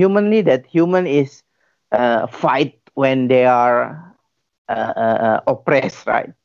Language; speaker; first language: English; non-native, learner; Indonesian